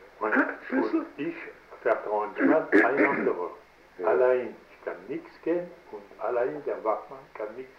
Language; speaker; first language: German; non-native, learner; French